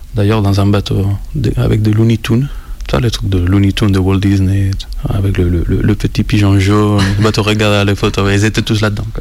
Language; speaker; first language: French; non-native, fluent; Spanish